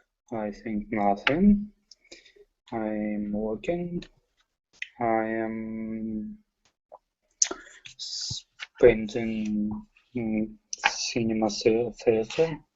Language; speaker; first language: English; non-native, learner; Russian